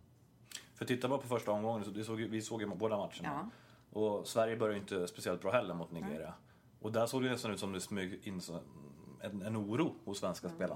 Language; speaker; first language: Swedish; native; Swedish